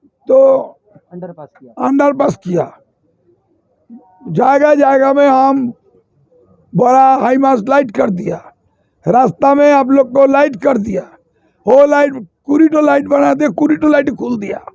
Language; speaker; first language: Hindi; non-native, local second language; Bangla